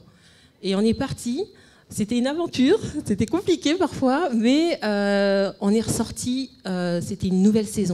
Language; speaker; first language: French; native; French